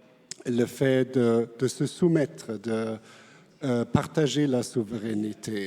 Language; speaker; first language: French; non-native, fluent; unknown